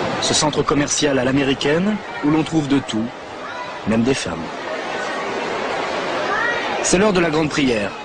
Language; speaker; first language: French; native; French